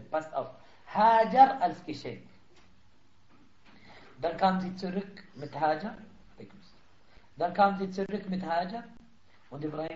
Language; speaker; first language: German; non-native, fluent; Arabic